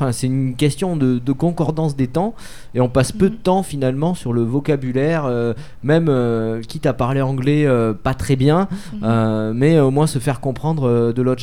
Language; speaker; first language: French; native; French